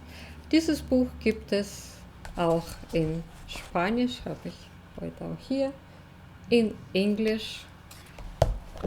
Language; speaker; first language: German; non-native, fluent; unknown